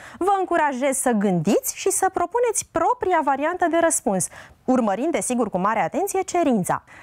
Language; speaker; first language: Romanian; native; Romanian